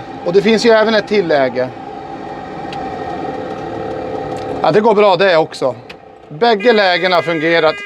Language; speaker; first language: Swedish; native; Swedish